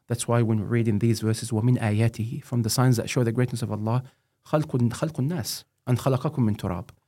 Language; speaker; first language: English; non-native, fluent; Arabic